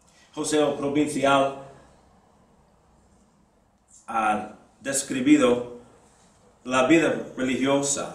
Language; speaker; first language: Spanish; non-native, fluent; English